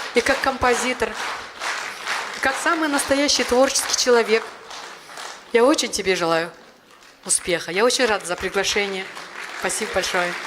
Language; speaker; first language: Russian; non-native, local second language; Uyghur